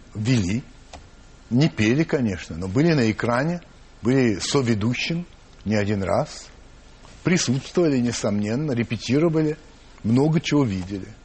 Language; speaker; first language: Russian; early bilingual, heritage; English